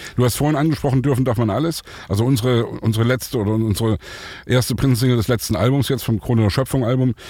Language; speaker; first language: German; native; German